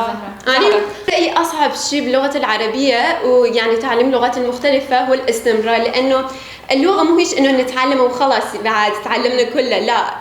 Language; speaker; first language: Arabic; non-native, fluent; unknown